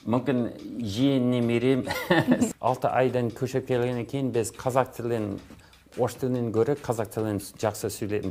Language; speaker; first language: Kazakh; non-native, learner; English